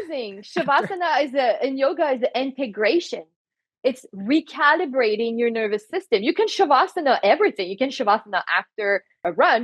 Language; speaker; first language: English; non-native, fluent; French